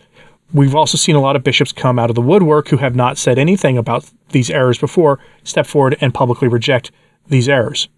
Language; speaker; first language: English; native; English